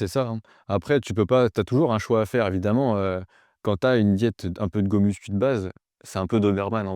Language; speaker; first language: French; native; French